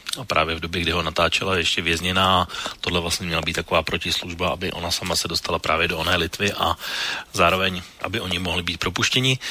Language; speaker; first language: Czech; native; Czech